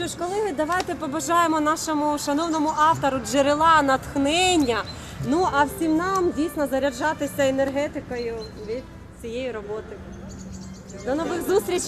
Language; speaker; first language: Ukrainian; native; Ukrainian